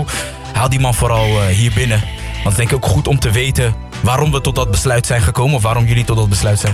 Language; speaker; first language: Dutch; native; Dutch